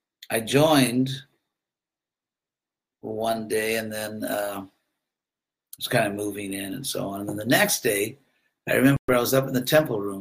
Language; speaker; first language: English; native; English